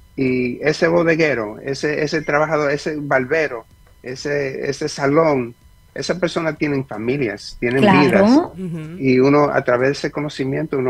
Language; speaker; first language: Spanish; early bilingual, heritage; Spanish